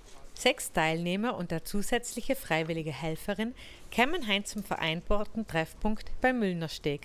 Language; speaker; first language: German; native; German